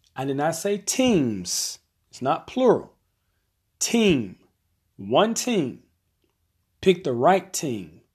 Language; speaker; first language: English; native; English